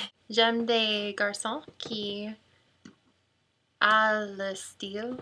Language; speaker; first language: French; non-native, learner; English